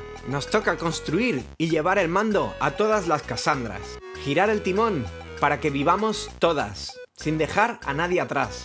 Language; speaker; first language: Spanish; native; Spanish